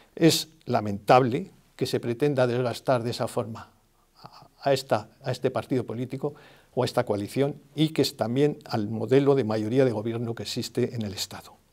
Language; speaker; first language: Spanish; native; Spanish